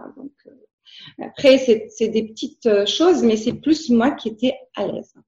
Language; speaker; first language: French; non-native, local second language; Arabic